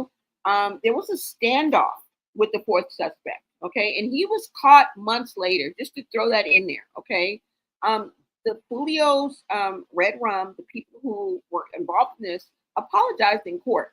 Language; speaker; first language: English; native; English